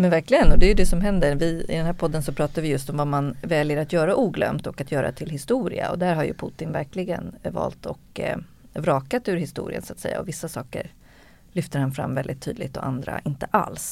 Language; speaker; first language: Swedish; native; Swedish